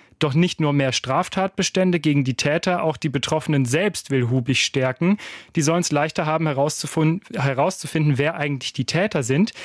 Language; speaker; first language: German; native; German